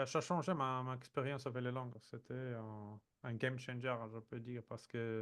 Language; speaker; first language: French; non-native, fluent; Portuguese